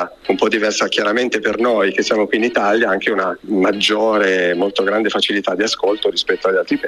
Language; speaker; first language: Italian; native; Italian